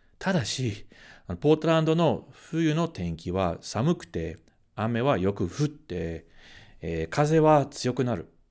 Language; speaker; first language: Japanese; non-native, fluent; English